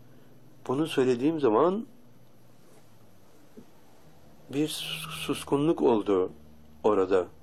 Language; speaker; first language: Turkish; native; Turkish